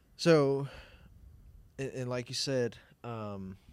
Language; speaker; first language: English; non-native, local second language; Cantonese